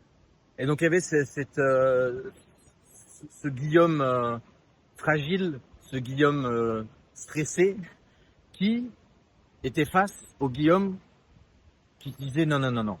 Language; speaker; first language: French; native; French